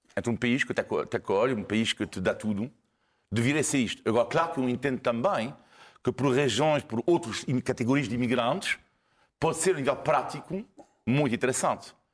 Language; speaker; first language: Portuguese; non-native, fluent; French